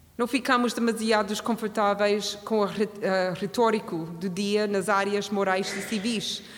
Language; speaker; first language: Portuguese; non-native, fluent; English